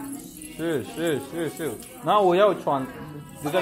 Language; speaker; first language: Chinese; non-native, learner; Rundi